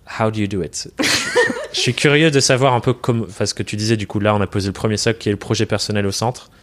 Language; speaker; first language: French; native; French